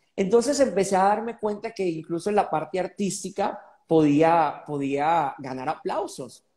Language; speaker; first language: Spanish; native; Spanish